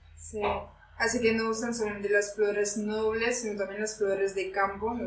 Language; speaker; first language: Spanish; non-native, fluent; French